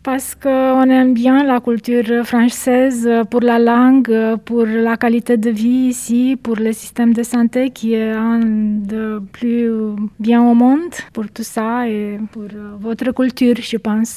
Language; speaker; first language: French; non-native, fluent; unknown